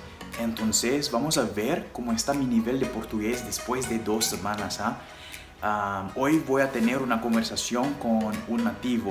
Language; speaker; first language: Spanish; early bilingual, heritage; Spanish